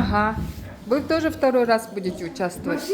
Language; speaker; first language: Russian; native; Russian